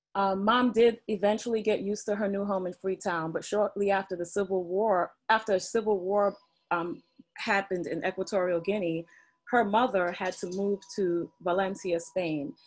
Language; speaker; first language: English; native; English